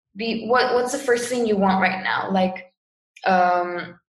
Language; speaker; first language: English; non-native, fluent; Greek